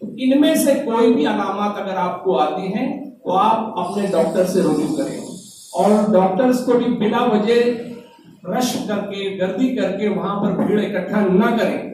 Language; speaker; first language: Urdu; native; Urdu